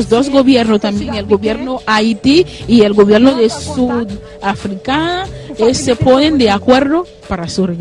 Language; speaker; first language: Spanish; non-native, fluent; French